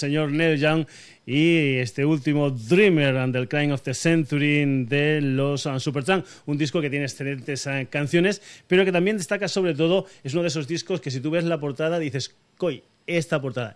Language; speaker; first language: Spanish; native; Spanish